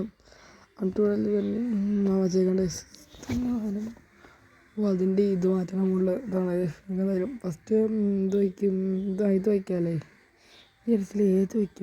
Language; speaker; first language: Malayalam; native; Malayalam